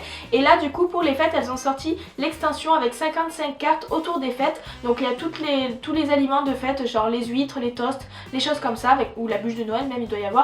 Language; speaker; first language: French; native; French